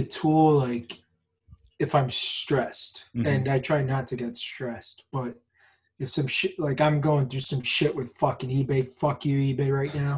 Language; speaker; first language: English; native; English